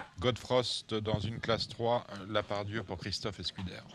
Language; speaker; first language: French; native; French